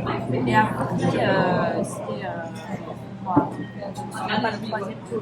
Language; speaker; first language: French; non-native, fluent; Korean